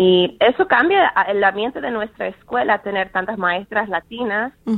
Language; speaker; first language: Spanish; early bilingual, heritage; Spanish